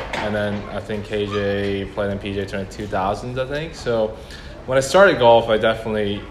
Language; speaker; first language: English; early bilingual, other home language; Korean